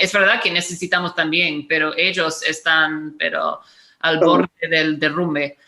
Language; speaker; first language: Spanish; non-native, fluent; English